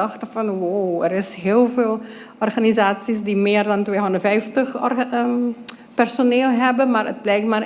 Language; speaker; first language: Dutch; non-native, local second language; Papiamento